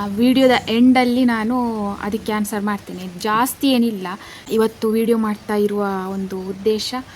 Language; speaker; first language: Kannada; non-native, local second language; Tulu